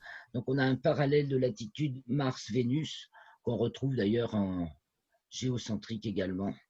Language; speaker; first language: French; native; French